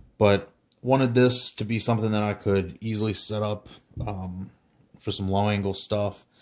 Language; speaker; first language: English; native; English